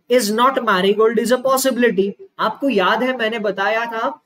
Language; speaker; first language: Hindi; non-native, local second language; Marathi